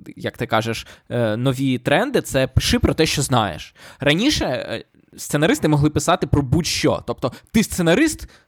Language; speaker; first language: Ukrainian; native; Ukrainian